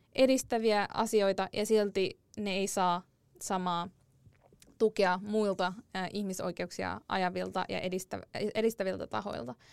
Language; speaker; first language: Finnish; early bilingual, other home language; Arabic